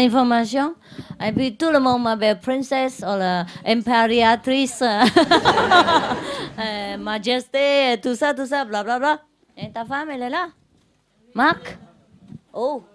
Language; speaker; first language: French; non-native, learner; Vietnamese